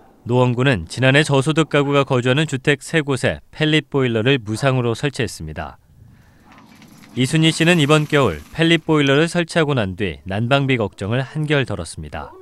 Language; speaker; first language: Korean; native; Korean